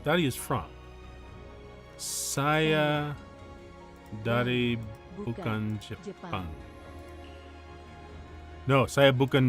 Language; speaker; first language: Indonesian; non-native, learner; English